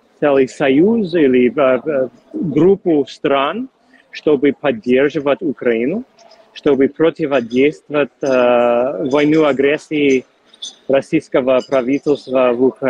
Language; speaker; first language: Russian; non-native, fluent; English